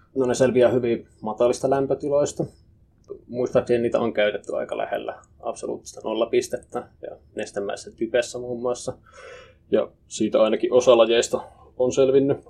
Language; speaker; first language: Finnish; native; Finnish